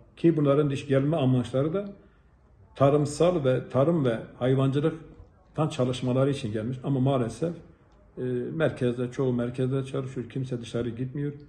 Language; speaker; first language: Turkish; native; Turkish